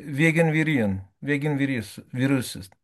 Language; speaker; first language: German; non-native, learner; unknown